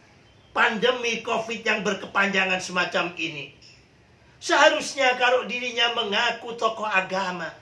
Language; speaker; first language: Indonesian; native; Indonesian